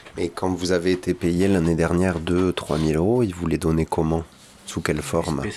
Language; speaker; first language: French; native; French